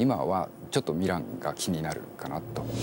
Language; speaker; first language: Japanese; native; Japanese